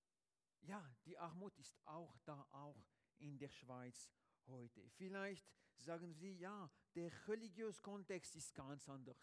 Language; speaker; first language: German; non-native, learner; French